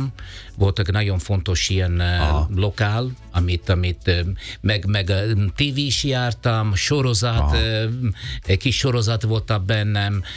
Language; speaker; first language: Hungarian; non-native, fluent; Italian